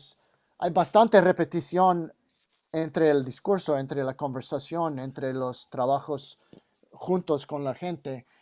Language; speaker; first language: Spanish; non-native, fluent; English